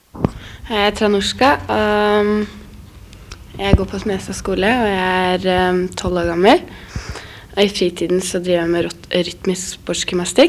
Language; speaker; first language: Norwegian; native; Norwegian